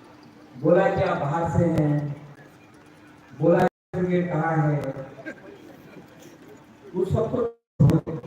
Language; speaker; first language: Hindi; non-native, local second language; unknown